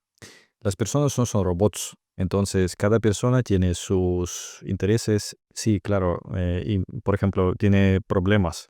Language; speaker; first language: Spanish; non-native, fluent; Russian